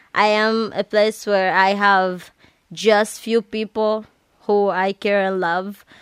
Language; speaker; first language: English; non-native, local second language; Swahili